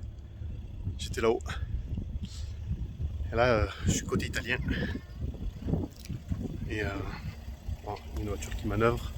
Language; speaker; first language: French; native; French